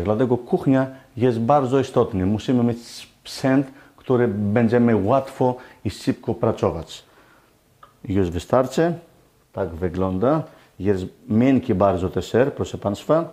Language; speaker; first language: Polish; non-native, learner; Greek